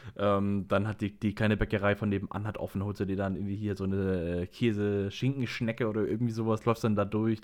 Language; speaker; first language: German; native; German